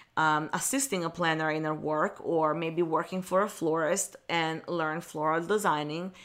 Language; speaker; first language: English; non-native, fluent; Italian